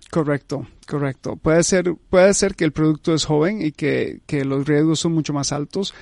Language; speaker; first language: Spanish; early bilingual, heritage; Spanish